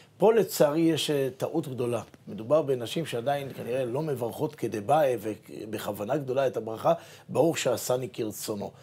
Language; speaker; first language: Hebrew; native; Hebrew